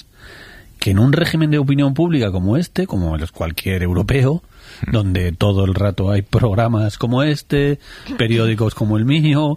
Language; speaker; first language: Spanish; native; Spanish